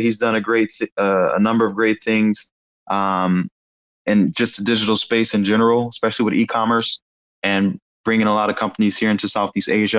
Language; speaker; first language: English; native; English